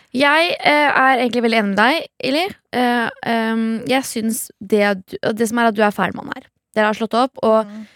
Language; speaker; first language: Norwegian; native; Norwegian